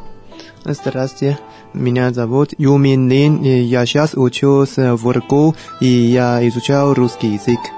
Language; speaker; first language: Russian; non-native, fluent; Chinese